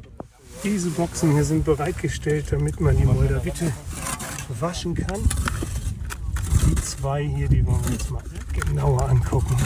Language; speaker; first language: German; native; German